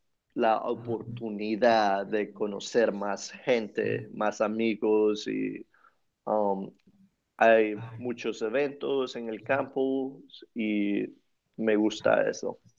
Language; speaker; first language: Spanish; early bilingual, other home language; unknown